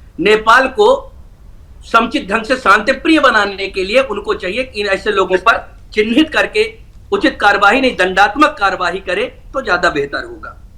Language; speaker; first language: Hindi; native; Hindi